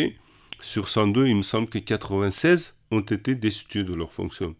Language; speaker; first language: French; non-native, fluent; Kurdish